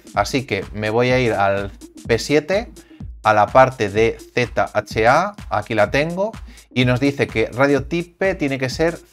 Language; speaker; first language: Spanish; native; Spanish